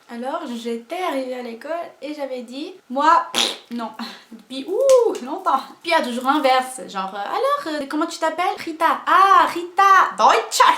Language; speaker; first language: French; non-native, fluent; Portuguese